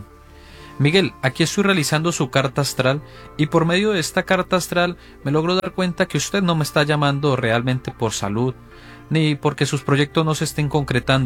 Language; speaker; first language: Spanish; native; Spanish